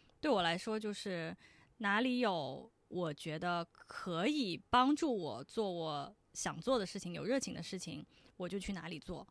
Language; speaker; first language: Chinese; non-native, local second language; Cantonese